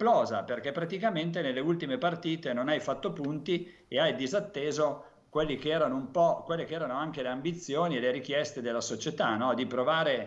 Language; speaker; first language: Italian; native; Italian